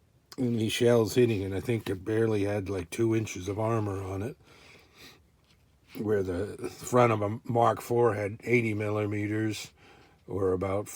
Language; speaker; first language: English; native; English